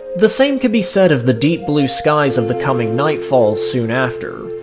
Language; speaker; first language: English; native; English